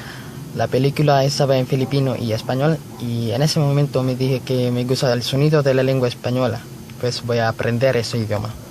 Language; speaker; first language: Spanish; non-native, learner; Filipino